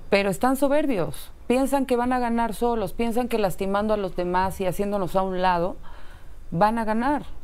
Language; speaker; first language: Spanish; native; Spanish